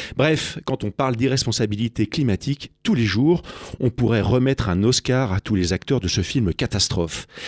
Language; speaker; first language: French; native; French